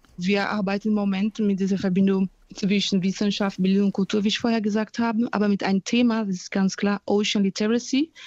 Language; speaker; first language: German; non-native, fluent; Portuguese